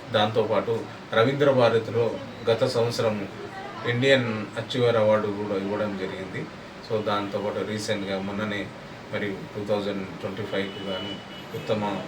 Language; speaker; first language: Telugu; native; Telugu